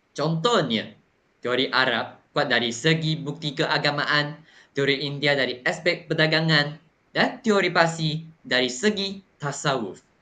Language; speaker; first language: Malay; non-native, local second language; Chinese